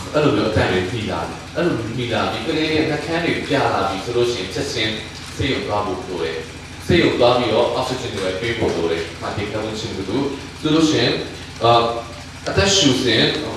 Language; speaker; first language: Burmese; non-native, local second language; Hakha Chin